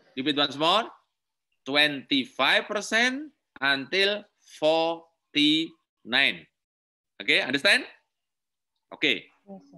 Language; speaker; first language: English; non-native, learner; Indonesian